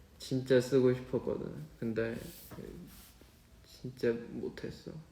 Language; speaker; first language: Korean; non-native, fluent; Chinese